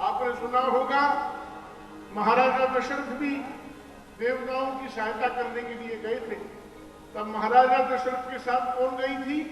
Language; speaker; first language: Hindi; native; Hindi